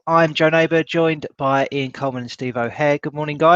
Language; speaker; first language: English; native; English